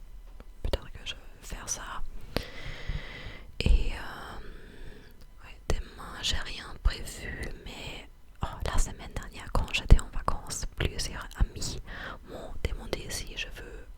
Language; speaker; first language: French; non-native, fluent; English